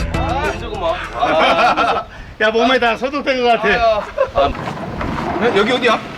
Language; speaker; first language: Korean; native; Korean